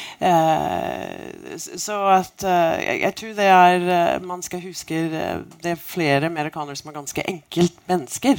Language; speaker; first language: Norwegian; non-native, fluent; English